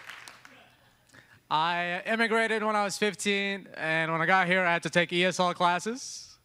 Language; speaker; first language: English; early bilingual, other home language; Arabic